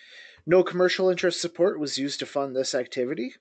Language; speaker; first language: English; native; English